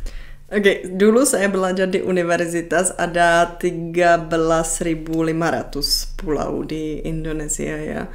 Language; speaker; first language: Indonesian; non-native, fluent; Czech